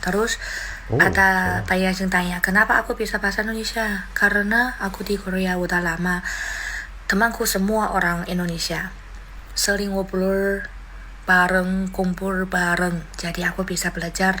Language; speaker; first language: Indonesian; non-native, learner; Chinese